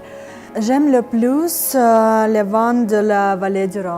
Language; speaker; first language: French; non-native, fluent; Russian